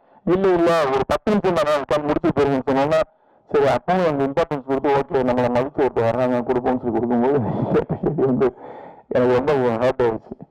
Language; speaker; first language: Tamil; native; Tamil